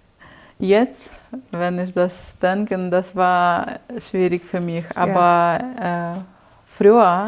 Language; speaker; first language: German; non-native, learner; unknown